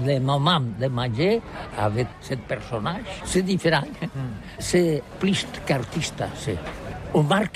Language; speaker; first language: French; non-native, learner; Catalan